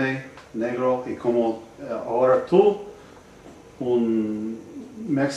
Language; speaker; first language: Spanish; non-native, learner; English